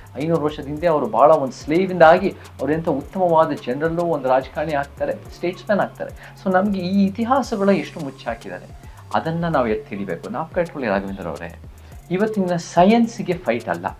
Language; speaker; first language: Kannada; early bilingual, other home language; English